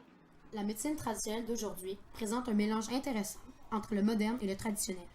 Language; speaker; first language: French; native; French